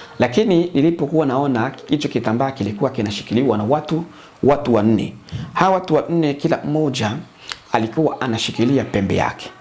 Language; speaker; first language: Swahili; native; Swahili